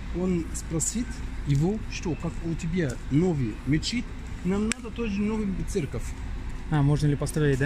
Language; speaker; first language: Russian; non-native, learner; Arabic